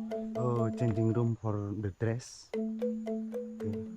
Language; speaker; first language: English; non-native, learner; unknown